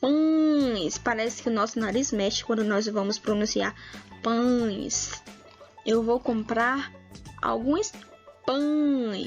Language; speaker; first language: Portuguese; native; Portuguese